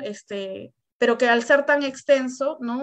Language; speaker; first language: Spanish; native; Spanish